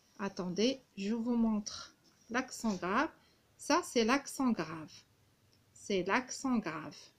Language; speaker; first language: French; non-native, local second language; Arabic